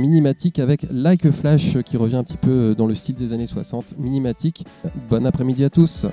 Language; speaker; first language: French; native; French